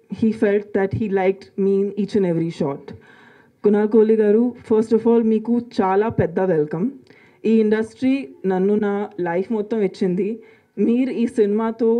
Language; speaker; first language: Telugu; non-native, local second language; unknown